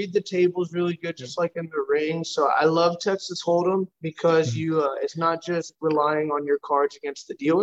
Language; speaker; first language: English; native; English